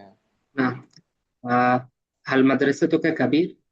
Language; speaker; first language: Arabic; non-native, fluent; Bangla